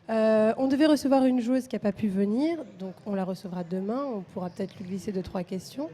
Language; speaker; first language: French; native; French